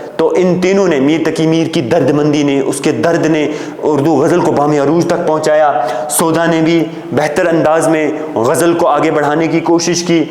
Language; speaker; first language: Urdu; native; Urdu